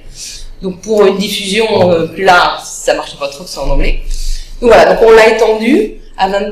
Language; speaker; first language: French; native; French